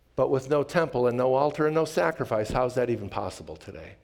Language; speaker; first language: English; native; English